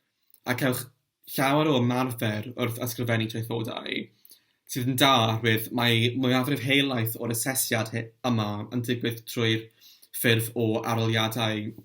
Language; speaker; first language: Welsh; non-native, local second language; English